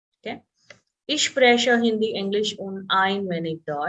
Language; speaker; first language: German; non-native, fluent; Hindi